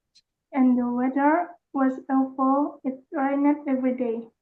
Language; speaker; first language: English; non-native, learner; Indonesian